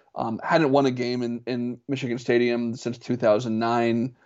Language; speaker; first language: English; native; English